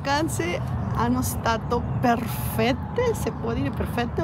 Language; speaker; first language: Italian; non-native, learner; Spanish